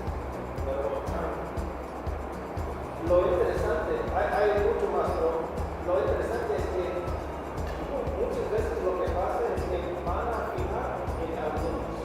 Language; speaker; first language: Spanish; non-native, fluent; English